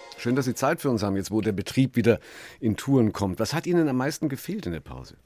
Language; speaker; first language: German; native; German